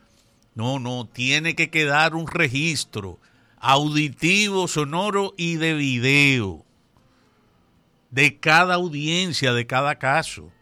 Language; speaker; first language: Spanish; native; Spanish